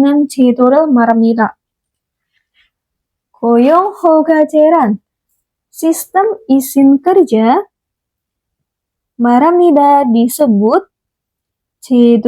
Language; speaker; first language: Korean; non-native, fluent; Indonesian